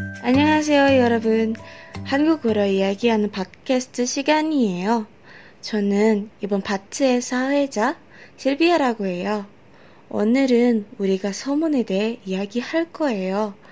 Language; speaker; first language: Korean; non-native, learner; Indonesian